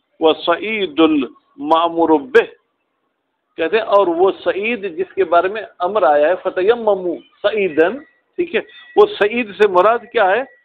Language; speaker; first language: Urdu; non-native, local second language; Sindhi